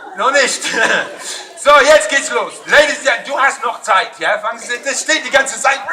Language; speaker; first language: German; non-native, fluent; English